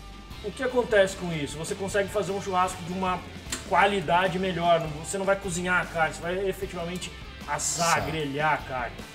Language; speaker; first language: Portuguese; native; Portuguese